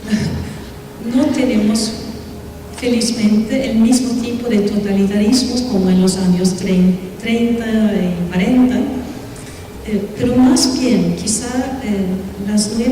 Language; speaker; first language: Spanish; non-native, fluent; Swedish